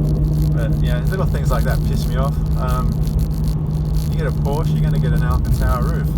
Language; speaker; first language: English; native; English